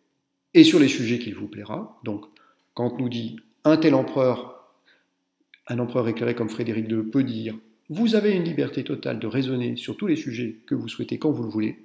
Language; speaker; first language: French; native; French